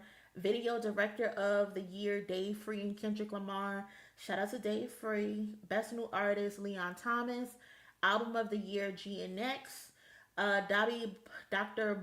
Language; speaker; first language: English; native; English